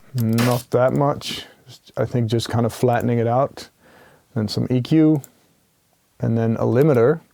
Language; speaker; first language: English; non-native, fluent; Dutch